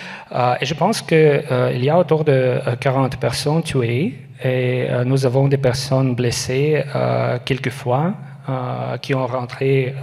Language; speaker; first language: French; non-native, learner; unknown